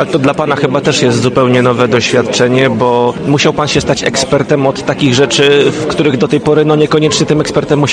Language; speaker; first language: Polish; native; Polish